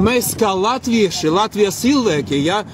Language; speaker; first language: Latvian; non-native, local second language; Russian